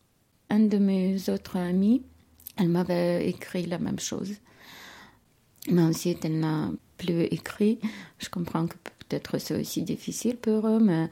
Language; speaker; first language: French; non-native, learner; Ukrainian